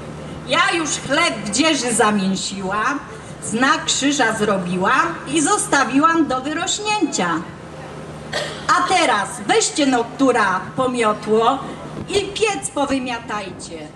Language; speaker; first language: Polish; native; Polish